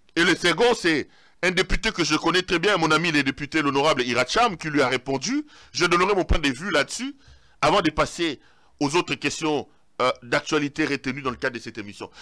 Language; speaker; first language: French; non-native, local second language; Lingala